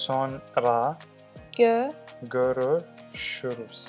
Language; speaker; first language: Turkish; non-native, learner; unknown